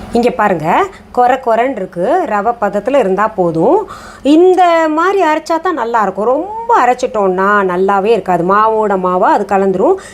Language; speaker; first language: Tamil; non-native, fluent; Hindi